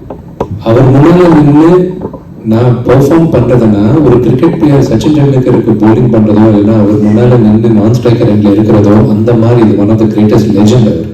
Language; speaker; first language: Tamil; non-native, local second language; Telugu